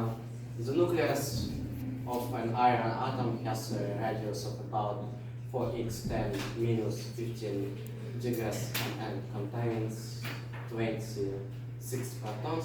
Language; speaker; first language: English; non-native, learner; Russian